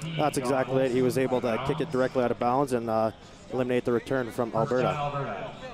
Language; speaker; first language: English; early bilingual, other home language; French